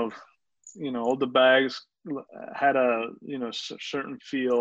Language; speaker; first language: English; non-native, fluent; Italian